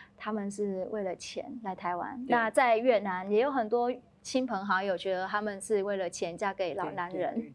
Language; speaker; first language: Chinese; non-native, fluent; Vietnamese